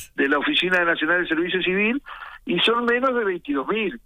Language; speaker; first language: Spanish; native; Spanish